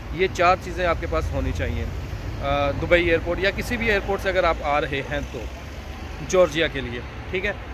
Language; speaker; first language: Urdu; non-native, local second language; Punjabi